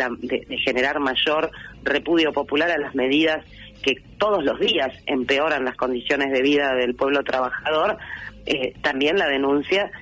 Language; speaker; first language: Spanish; native; Spanish